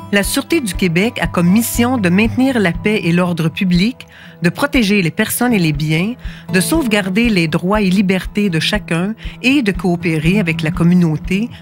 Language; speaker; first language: French; native; French